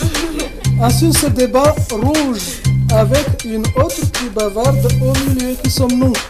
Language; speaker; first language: French; non-native, local second language; Comorian